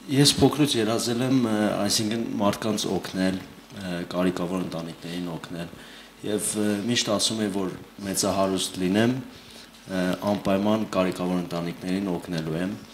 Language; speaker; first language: Armenian; early bilingual, heritage; Armenian